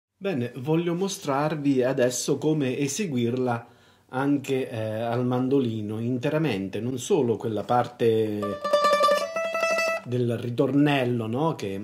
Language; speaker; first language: Italian; native; Italian